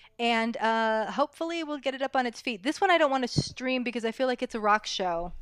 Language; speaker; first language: English; early bilingual, other home language; Spanish